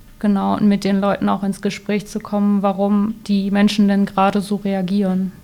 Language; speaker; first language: German; early bilingual, other home language; Malagasy